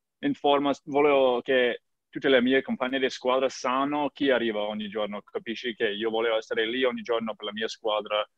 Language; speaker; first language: Italian; non-native, learner; English